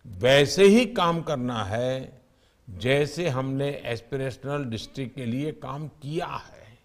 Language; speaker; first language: Hindi; non-native, local second language; Gujarati